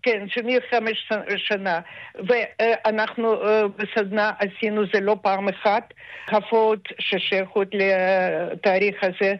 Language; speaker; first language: Hebrew; non-native, fluent; Russian